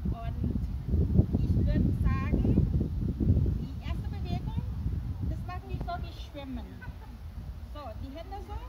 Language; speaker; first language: German; non-native, fluent; Thai